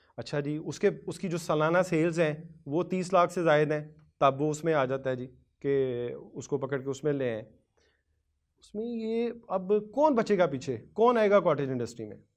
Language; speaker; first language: Urdu; non-native, local second language; Punjabi